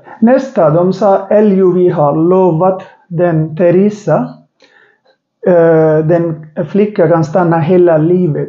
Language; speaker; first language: Swedish; non-native, learner; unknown